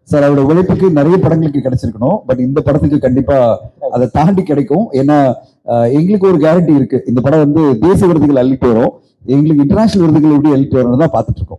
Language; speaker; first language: Tamil; native; Tamil